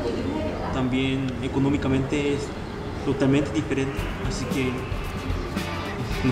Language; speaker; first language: Spanish; non-native, fluent; Korean